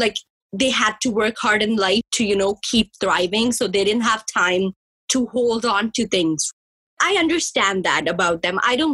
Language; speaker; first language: English; early bilingual, other home language; Punjabi